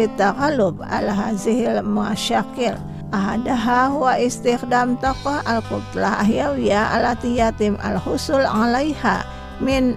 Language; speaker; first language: Arabic; non-native, learner; Indonesian